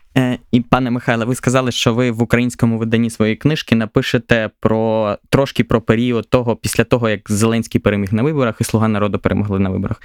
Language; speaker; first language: Ukrainian; native; Ukrainian